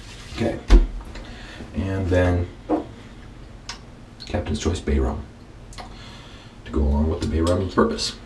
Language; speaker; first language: English; native; English